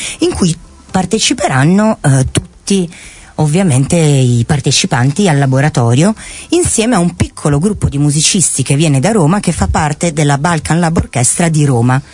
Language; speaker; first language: Italian; native; Italian